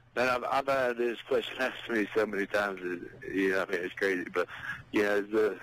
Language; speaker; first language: English; native; English